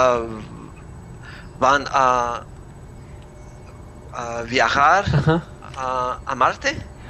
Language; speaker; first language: Spanish; non-native, learner; English